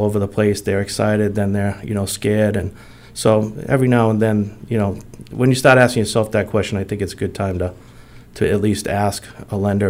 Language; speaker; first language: English; native; English